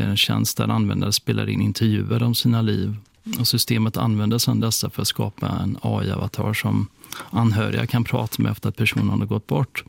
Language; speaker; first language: Swedish; native; Swedish